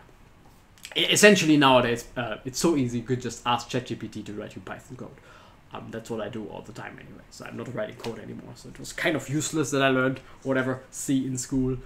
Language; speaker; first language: English; non-native, fluent; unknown